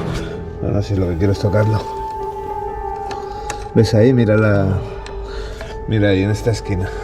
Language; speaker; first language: Spanish; native; Spanish